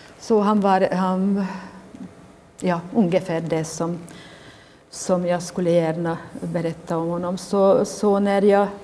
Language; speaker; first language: Swedish; non-native, fluent; Hungarian